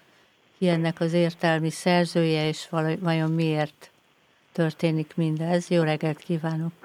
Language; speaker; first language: Hungarian; native; Hungarian